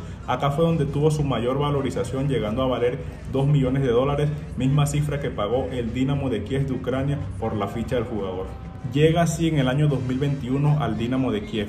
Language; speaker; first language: Spanish; native; Spanish